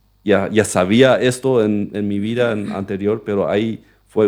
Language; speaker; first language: Spanish; non-native, local second language; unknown